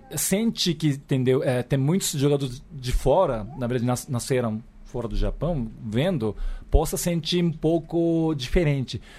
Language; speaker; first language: Portuguese; non-native, fluent; Japanese